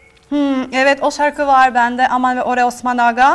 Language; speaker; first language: Turkish; non-native, fluent; Albanian